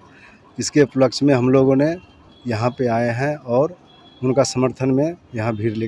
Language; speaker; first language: Hindi; native; Hindi